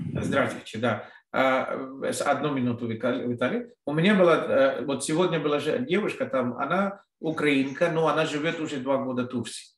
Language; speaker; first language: Russian; non-native, fluent; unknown